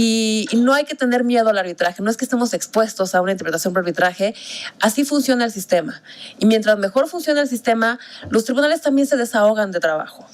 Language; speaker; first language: Spanish; native; Spanish